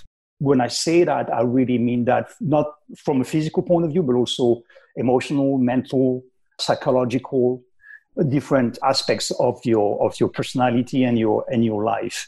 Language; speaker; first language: English; non-native, fluent; French